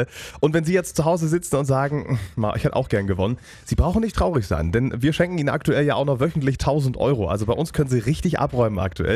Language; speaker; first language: German; native; German